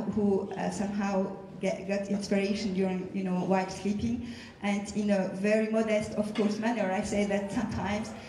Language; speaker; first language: English; non-native, fluent; French